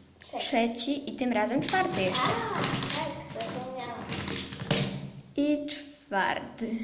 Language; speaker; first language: Polish; early bilingual, heritage; Polish